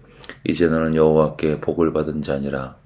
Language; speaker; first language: Korean; native; Korean